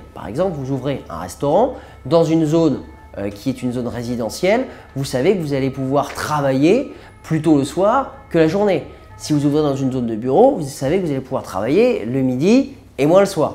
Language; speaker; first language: French; native; French